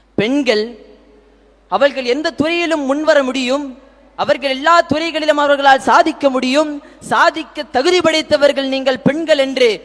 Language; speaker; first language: Tamil; non-native, local second language; Malayalam